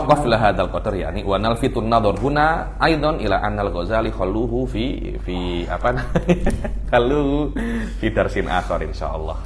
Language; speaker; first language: Arabic; non-native, fluent; Indonesian